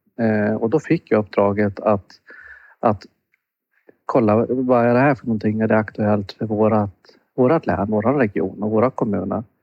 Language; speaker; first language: Swedish; native; Swedish